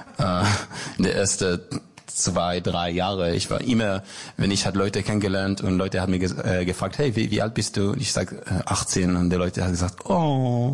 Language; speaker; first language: German; non-native, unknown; Hebrew